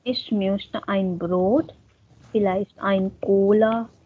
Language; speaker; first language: German; non-native, fluent; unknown